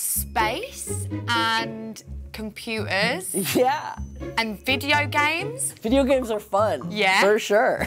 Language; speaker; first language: English; native; English